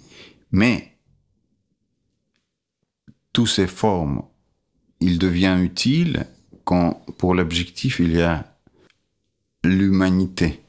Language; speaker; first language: French; non-native, fluent; Russian